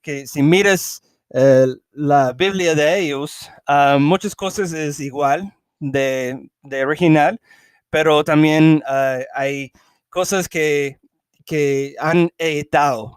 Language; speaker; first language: Spanish; early bilingual, heritage; English